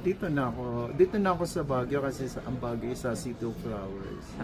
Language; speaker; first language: Filipino; non-native, local second language; Bikol